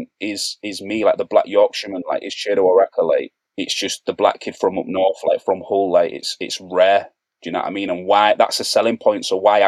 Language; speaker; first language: English; native; English